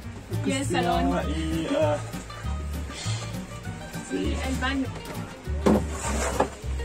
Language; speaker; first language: Italian; non-native, learner; German